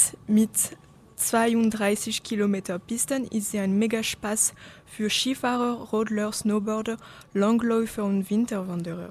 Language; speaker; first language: German; non-native, learner; French